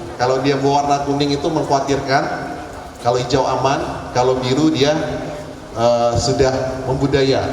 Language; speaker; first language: Indonesian; non-native, local second language; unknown